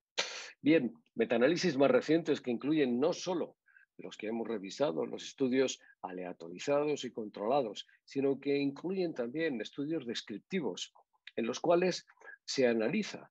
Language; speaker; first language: Spanish; native; Spanish